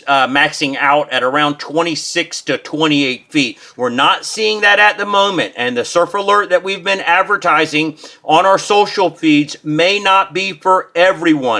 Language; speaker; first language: English; native; English